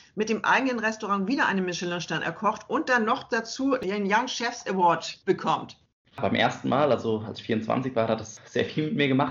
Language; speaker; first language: German; native; German